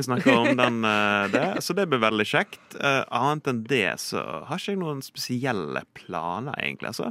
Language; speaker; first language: Norwegian; native; Norwegian